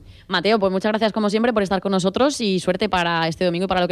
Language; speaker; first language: Spanish; native; Spanish